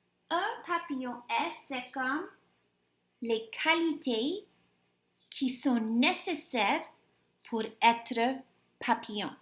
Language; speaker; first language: French; non-native, fluent; English